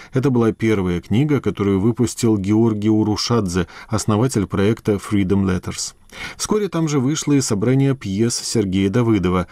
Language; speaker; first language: Russian; native; Russian